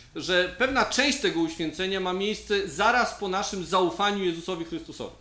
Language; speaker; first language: Polish; native; Polish